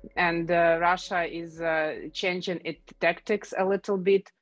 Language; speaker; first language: English; non-native, fluent; Ukrainian